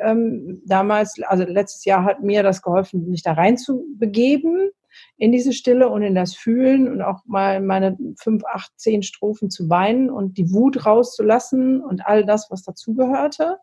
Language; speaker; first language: German; native; German